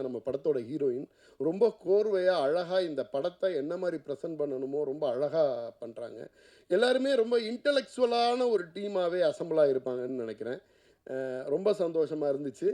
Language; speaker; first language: Tamil; native; Tamil